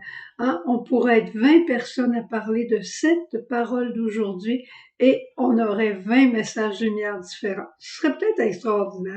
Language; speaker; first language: French; native; French